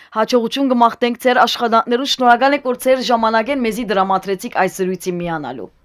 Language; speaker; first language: Armenian; native; Armenian